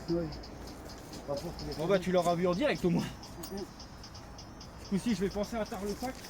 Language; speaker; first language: French; native; French